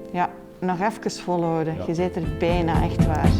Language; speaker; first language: Dutch; native; Dutch